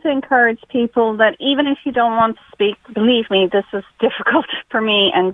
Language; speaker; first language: English; native; English